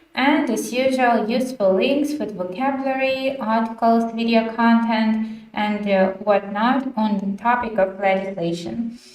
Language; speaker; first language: English; non-native, fluent; Ukrainian